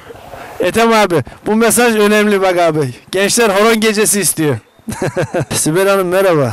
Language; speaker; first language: Turkish; native; Turkish